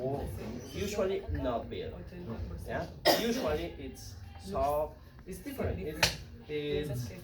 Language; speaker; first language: English; non-native, learner; Spanish